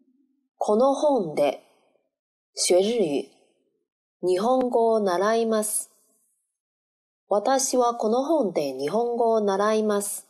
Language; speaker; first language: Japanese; non-native, learner; Chinese